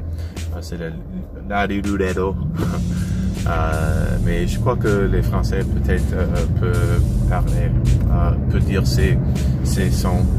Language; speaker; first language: French; non-native, learner; English